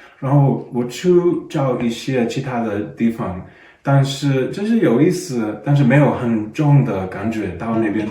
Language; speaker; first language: Chinese; non-native, learner; English